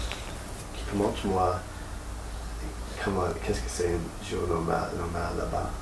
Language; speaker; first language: French; non-native, learner; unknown